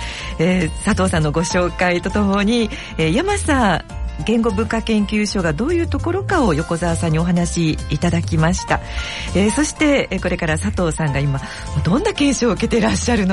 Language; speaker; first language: Japanese; native; Japanese